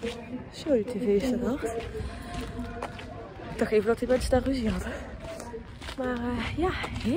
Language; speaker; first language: Dutch; native; Dutch